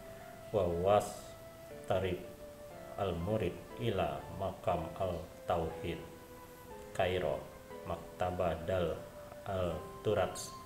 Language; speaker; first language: Indonesian; native; Indonesian